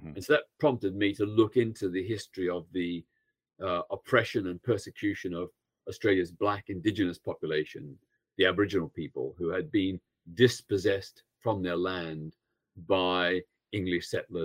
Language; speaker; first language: English; native; English